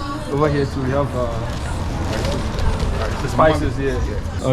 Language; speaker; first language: English; native; English